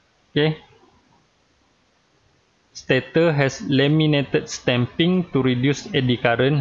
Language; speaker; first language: English; non-native, local second language; Malay